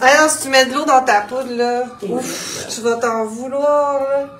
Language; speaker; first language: French; native; French